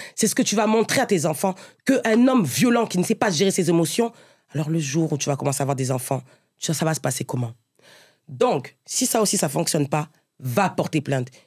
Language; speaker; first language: French; native; French